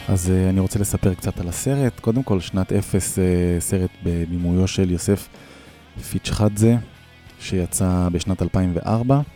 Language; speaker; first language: Hebrew; native; Hebrew